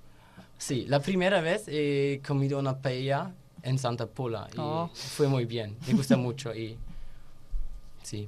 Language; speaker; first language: Spanish; non-native, learner; German